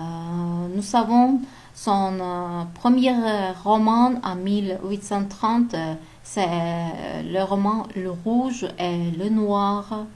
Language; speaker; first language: French; non-native, learner; Uzbek